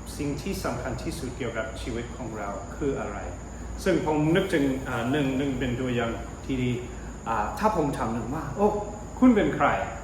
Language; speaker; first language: Thai; non-native, fluent; English